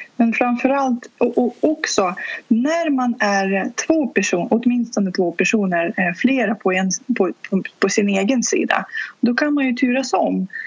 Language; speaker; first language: Swedish; non-native, fluent; Russian